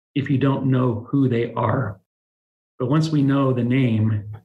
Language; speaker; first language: English; native; English